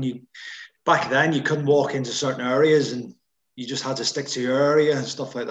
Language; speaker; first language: English; native; English